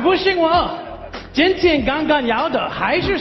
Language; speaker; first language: Chinese; non-native, learner; English